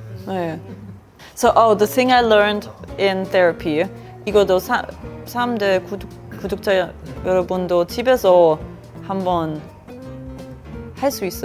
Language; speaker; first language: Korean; non-native, learner; German